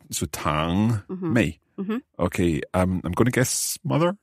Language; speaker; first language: English; native; English